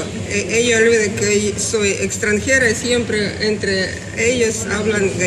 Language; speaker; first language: Spanish; non-native, learner; Russian